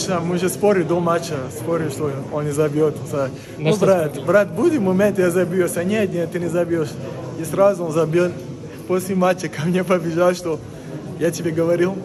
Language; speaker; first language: Russian; non-native, fluent; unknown